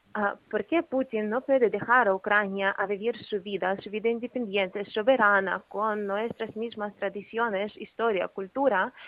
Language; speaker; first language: Spanish; non-native, fluent; Ukrainian